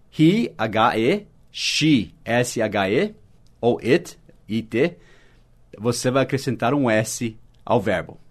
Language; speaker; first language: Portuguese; non-native, fluent; English